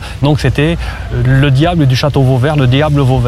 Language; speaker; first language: French; native; French